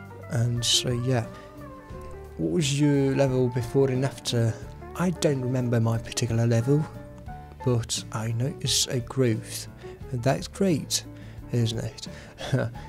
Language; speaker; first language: English; non-native, fluent; Russian